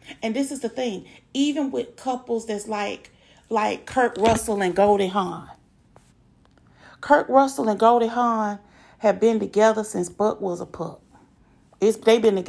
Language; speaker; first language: English; native; English